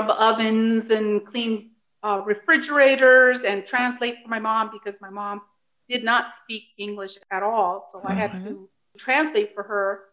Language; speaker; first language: English; early bilingual, other home language; Spanish